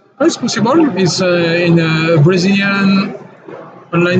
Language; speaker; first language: English; non-native, fluent; French